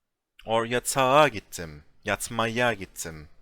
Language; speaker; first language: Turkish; non-native, fluent; English